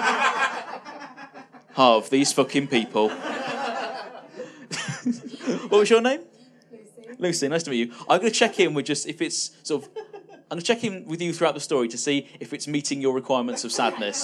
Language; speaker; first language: English; native; English